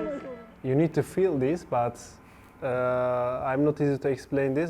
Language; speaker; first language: English; non-native, learner; Turkish